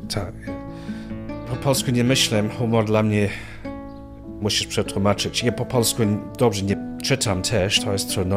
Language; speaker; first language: Polish; early bilingual, heritage; Polish